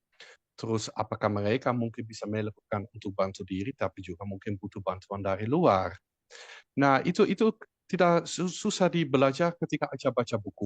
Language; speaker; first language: Indonesian; non-native, fluent; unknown